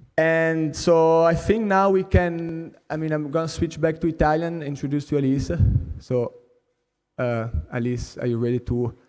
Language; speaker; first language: English; non-native, fluent; Italian